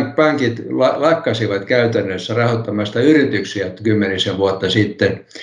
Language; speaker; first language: Finnish; non-native, local second language; Swedish